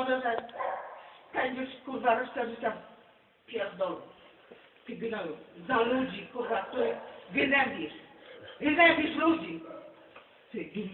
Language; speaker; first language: Polish; native; Polish